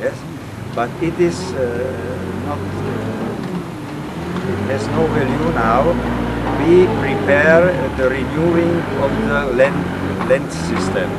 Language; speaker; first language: English; non-native, fluent; Czech